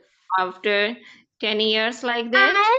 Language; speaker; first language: English; non-native, fluent; Urdu